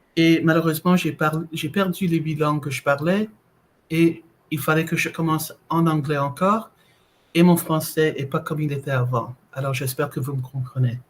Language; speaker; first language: French; non-native, fluent; English